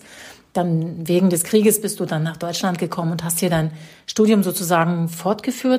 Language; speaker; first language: German; native; German